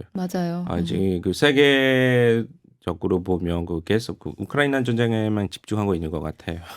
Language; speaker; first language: Korean; non-native, fluent; Burmese